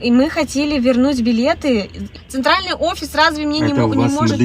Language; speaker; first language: Russian; native; Russian